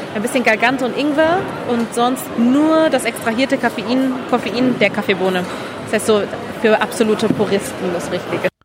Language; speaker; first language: German; non-native, fluent; Catalan